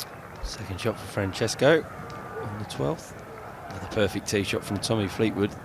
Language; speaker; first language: English; native; English